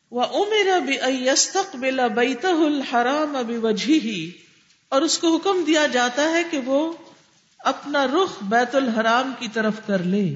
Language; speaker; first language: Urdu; native; Urdu